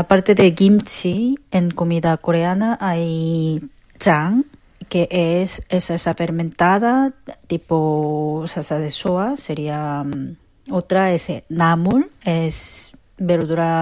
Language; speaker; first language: Spanish; non-native, learner; Korean